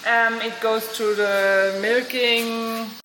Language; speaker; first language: English; non-native, learner; German